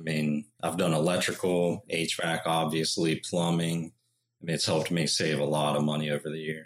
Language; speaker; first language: English; native; English